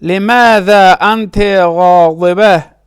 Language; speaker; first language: Arabic; non-native, fluent; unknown